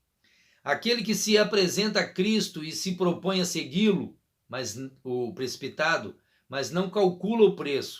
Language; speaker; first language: Portuguese; native; Portuguese